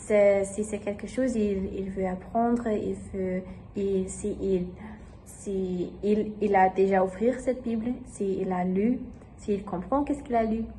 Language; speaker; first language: French; non-native, learner; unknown